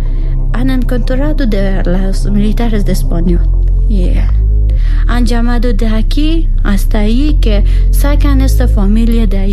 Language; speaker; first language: Spanish; non-native, learner; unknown